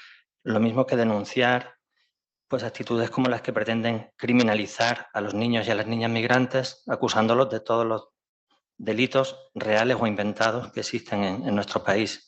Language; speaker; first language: Spanish; native; Spanish